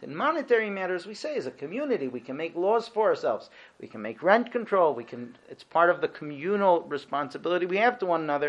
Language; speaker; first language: English; native; English